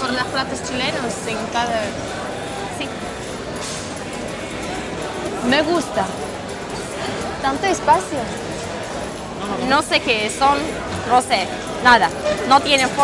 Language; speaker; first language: Spanish; non-native, fluent; Russian